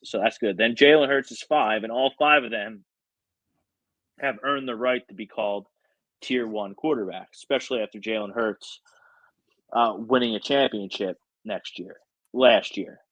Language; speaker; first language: English; native; English